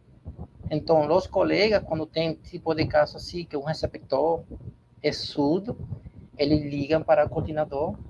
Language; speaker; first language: Portuguese; non-native, learner; Spanish